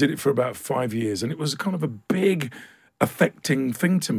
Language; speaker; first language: English; native; English